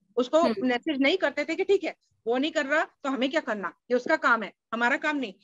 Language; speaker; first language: Hindi; native; Hindi